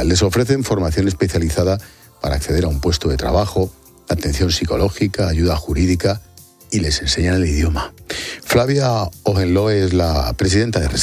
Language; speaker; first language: Spanish; native; Spanish